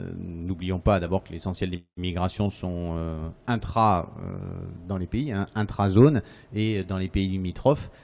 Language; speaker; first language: French; native; French